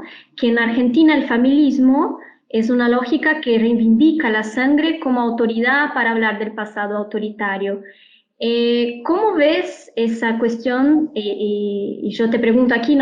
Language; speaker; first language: Spanish; non-native, fluent; Portuguese